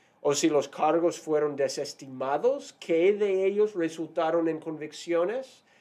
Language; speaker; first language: Spanish; non-native, fluent; English